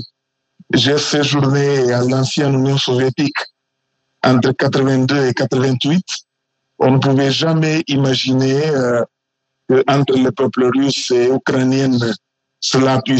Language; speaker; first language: French; non-native, fluent; Portuguese